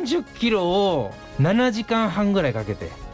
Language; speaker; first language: Japanese; native; Japanese